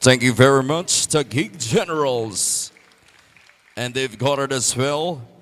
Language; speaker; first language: English; non-native, local second language; Filipino